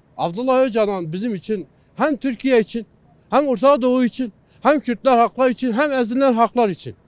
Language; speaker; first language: Turkish; non-native, local second language; Kurdish